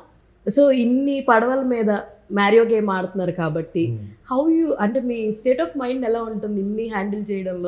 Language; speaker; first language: Telugu; native; Telugu